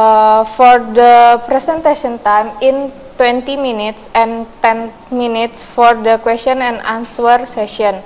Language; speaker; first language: English; non-native, learner; Indonesian